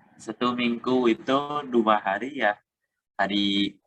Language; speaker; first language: Indonesian; non-native, learner; Khmer